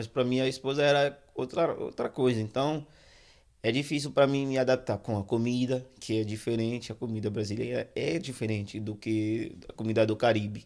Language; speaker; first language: Portuguese; non-native, fluent; Haitian Creole